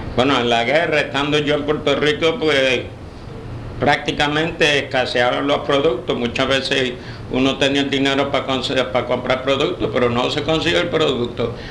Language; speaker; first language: Spanish; native; Spanish